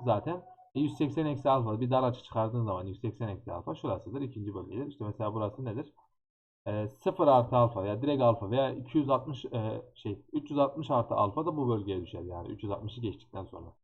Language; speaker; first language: Turkish; native; Turkish